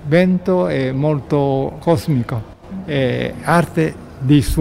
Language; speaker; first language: Italian; non-native, learner; Japanese